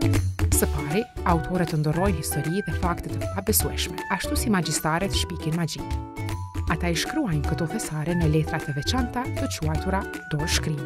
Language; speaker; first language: Albanian; native; Albanian